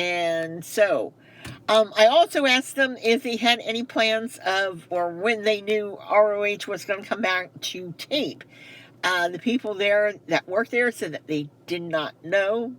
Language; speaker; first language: English; native; English